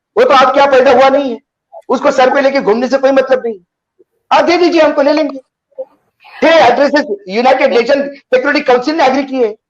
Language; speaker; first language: Hindi; native; Hindi